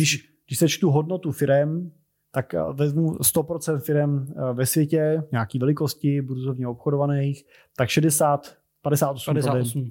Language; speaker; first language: Czech; native; Czech